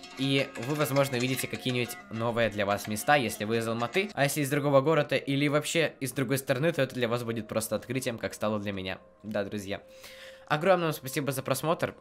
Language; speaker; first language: Russian; native; Russian